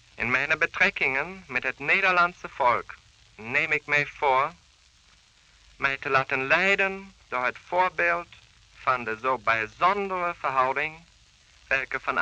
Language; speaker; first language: Dutch; non-native, fluent; German